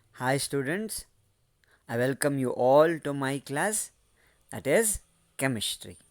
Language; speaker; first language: English; non-native, local second language; Kannada